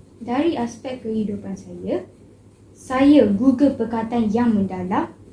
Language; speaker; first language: Malay; non-native, local second language; Tamil